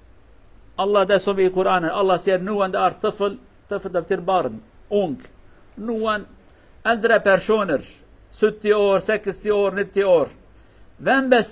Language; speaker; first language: Swedish; non-native, learner; Kurdish